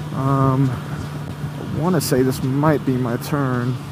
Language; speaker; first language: English; native; English